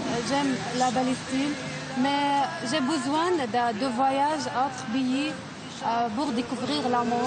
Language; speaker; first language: French; non-native, learner; Arabic